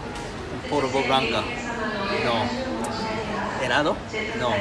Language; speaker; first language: Spanish; non-native, learner; Japanese